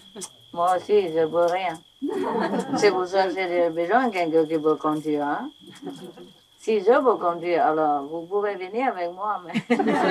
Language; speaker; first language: French; non-native, learner; Vietnamese